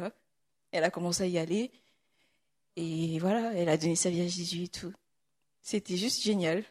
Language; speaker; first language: French; native; French